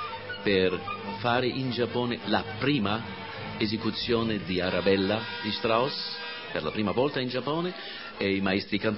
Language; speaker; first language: Italian; non-native, fluent; German